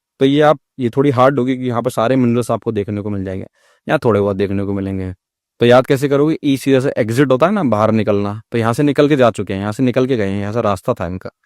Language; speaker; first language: Hindi; native; Hindi